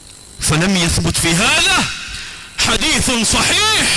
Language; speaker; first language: Arabic; non-native, local second language; Swahili